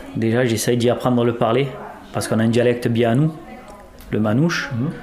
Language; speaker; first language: French; native; French